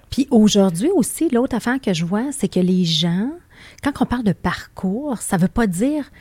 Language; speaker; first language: French; native; French